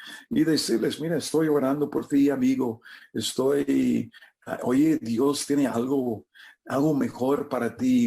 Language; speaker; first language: Spanish; non-native, fluent; English